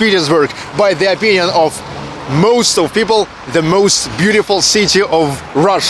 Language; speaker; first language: English; non-native, fluent; Russian